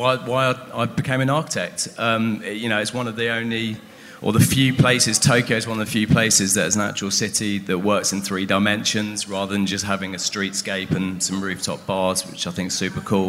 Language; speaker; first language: English; native; English